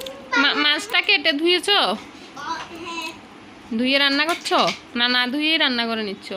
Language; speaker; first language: Bangla; native; Bangla